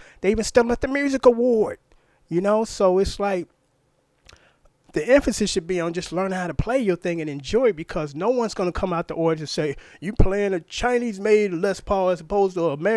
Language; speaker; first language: English; native; English